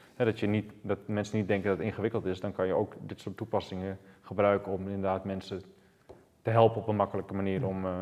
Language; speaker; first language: Dutch; native; Dutch